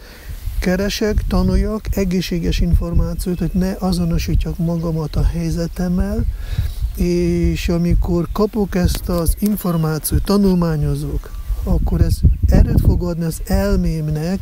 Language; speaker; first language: Hungarian; non-native, fluent; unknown